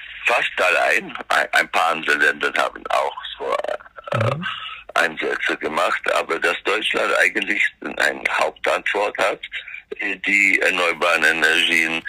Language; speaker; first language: German; non-native, fluent; Swedish